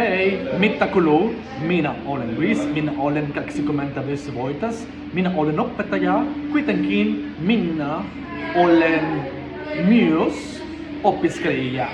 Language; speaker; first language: Finnish; non-native, learner; Spanish